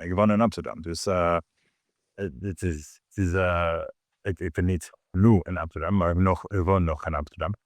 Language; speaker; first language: Dutch; non-native, learner; English